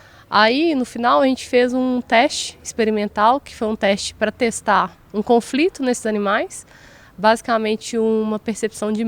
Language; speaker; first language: Portuguese; native; Portuguese